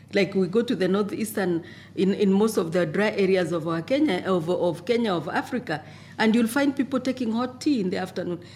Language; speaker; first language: English; non-native, local second language; Masai